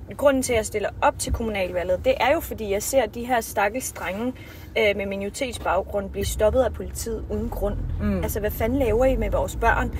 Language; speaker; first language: Danish; early bilingual, other home language; Kurdish